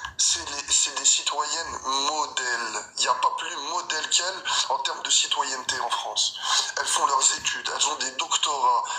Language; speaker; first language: French; early bilingual, other home language; Arabic